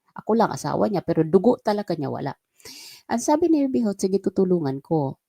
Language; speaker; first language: Filipino; non-native, local second language; Waray